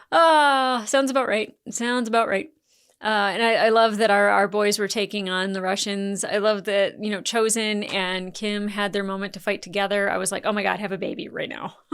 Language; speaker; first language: English; native; English